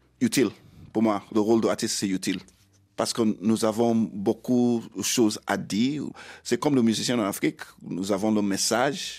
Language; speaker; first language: French; non-native, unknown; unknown